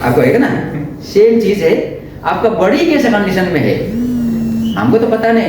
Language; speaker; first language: Hindi; non-native, local second language; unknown